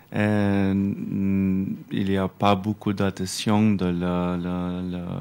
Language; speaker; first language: French; non-native, learner; Macedonian